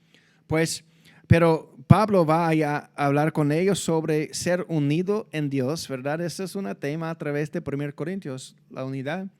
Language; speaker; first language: Spanish; non-native, fluent; English